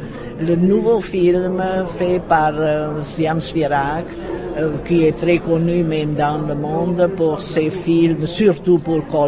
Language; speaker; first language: French; non-native, fluent; Czech